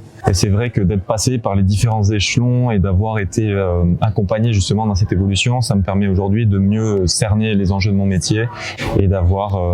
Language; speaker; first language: French; native; French